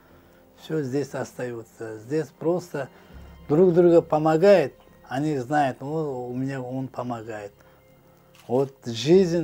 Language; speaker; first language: Russian; non-native, learner; Uzbek